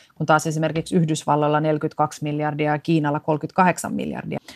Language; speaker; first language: Finnish; native; Finnish